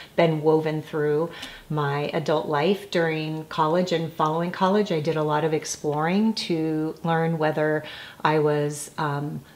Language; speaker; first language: English; native; English